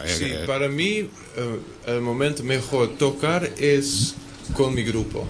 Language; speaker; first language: Spanish; non-native, learner; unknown